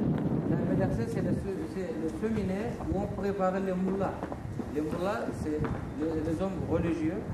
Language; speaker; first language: French; non-native, fluent; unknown